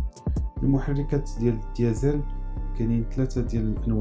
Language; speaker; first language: Arabic; native; Arabic